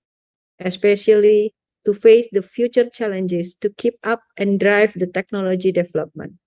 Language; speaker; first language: English; non-native, fluent; Indonesian